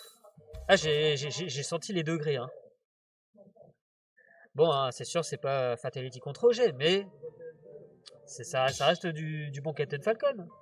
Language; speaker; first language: French; native; French